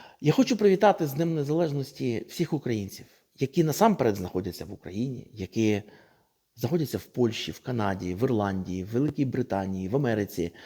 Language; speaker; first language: Ukrainian; non-native, local second language; Russian